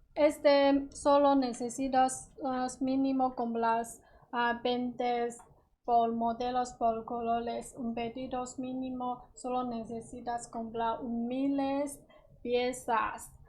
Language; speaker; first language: Spanish; non-native, learner; Chinese